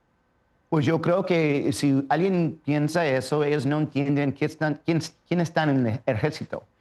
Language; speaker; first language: Spanish; early bilingual, heritage; Spanish